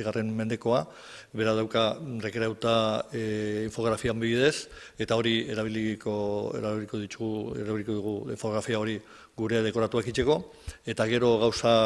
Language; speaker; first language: Basque; native; Basque